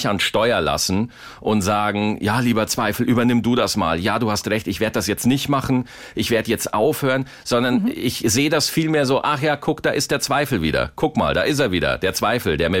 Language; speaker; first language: German; native; German